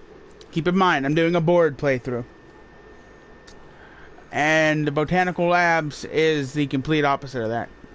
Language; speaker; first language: English; native; English